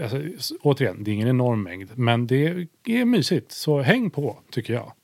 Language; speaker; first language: Swedish; native; Swedish